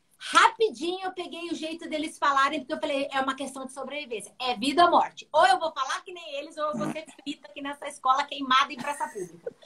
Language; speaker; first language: Portuguese; early bilingual, heritage; Portuguese